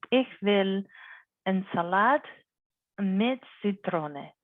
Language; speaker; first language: German; non-native, learner; English